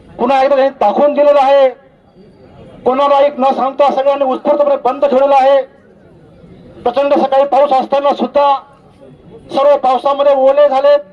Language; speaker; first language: Marathi; native; Marathi